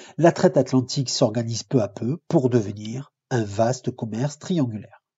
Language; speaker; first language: French; native; French